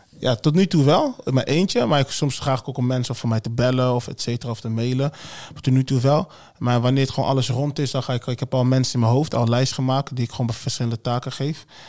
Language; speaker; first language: Dutch; early bilingual, other home language; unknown